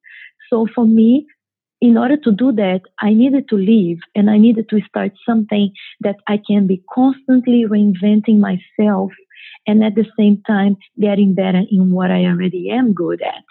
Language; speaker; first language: English; non-native, fluent; Portuguese